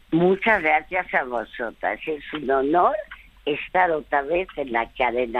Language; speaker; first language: Spanish; early bilingual, other home language; French